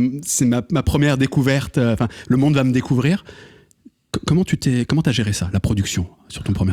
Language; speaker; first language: French; native; French